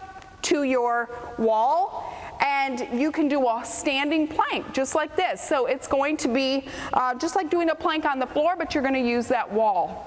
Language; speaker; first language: English; native; English